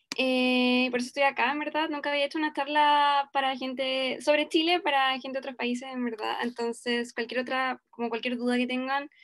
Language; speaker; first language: Spanish; native; Spanish